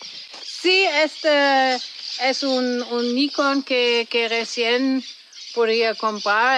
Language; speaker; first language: Spanish; non-native, fluent; German